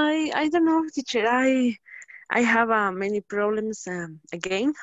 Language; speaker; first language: English; non-native, learner; Spanish